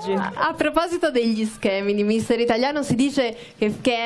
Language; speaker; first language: Italian; native; Italian